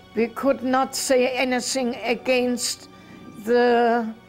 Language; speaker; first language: English; non-native, learner; German